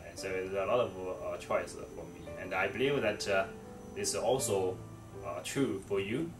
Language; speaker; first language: English; non-native, fluent; Chinese